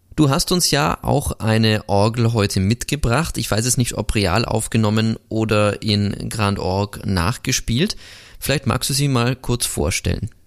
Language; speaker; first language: German; native; German